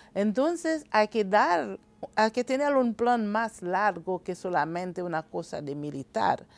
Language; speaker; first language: Spanish; non-native, fluent; Haitian Creole